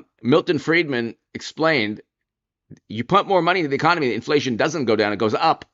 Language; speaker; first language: English; native; English